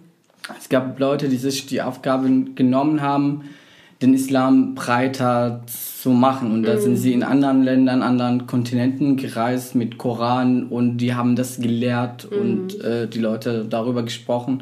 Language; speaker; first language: German; non-native, fluent; Arabic